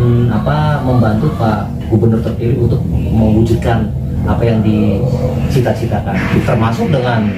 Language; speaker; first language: Indonesian; native; Indonesian